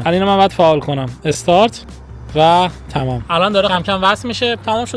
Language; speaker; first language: Persian; native; Persian